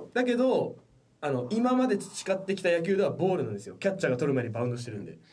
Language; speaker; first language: Japanese; native; Japanese